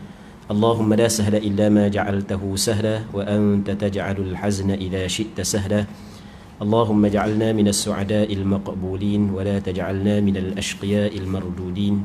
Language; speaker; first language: Arabic; non-native, fluent; Malay